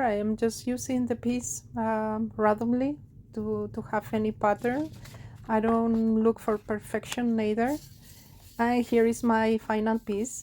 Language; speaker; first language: English; non-native, fluent; Spanish